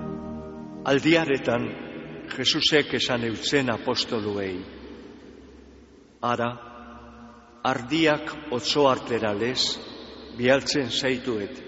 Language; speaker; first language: Basque; native; Basque